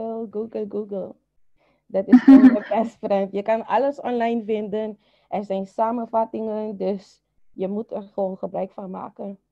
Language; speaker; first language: Dutch; non-native, local second language; Papiamento